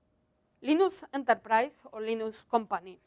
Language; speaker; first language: English; non-native, learner; Spanish